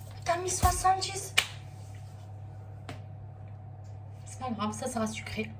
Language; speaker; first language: French; native; French